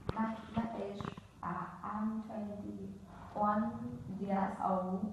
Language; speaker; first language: English; non-native, learner; Vietnamese